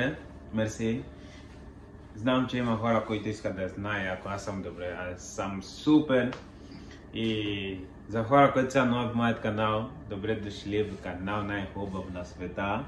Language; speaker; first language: Bulgarian; non-native, learner; Portuguese